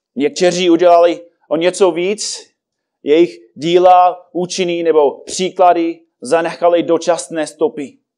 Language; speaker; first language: Czech; non-native, fluent; English